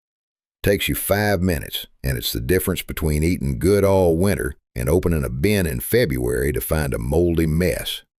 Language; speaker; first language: English; native; English